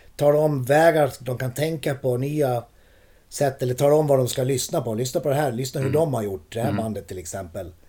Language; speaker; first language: Swedish; native; Swedish